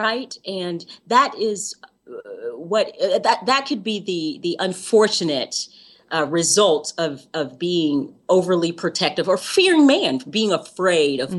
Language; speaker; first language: English; native; English